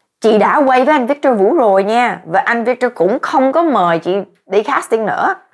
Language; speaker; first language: Vietnamese; early bilingual, heritage; Vietnamese